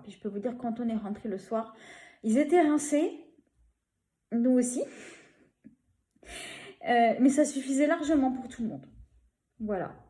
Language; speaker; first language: French; native; French